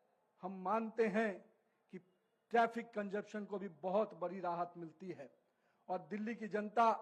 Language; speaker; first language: Hindi; native; Hindi